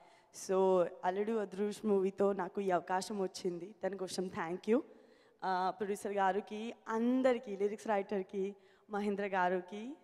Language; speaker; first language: Telugu; non-native, learner; Gujarati